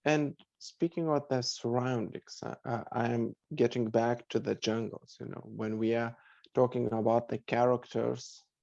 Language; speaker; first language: English; non-native, fluent; Lithuanian